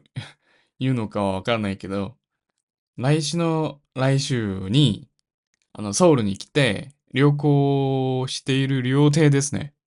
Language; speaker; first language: Japanese; non-native, learner; Korean